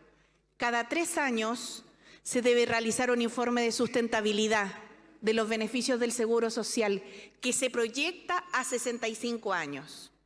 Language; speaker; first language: Spanish; native; Spanish